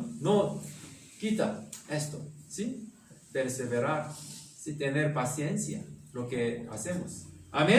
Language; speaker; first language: Spanish; non-native, learner; Korean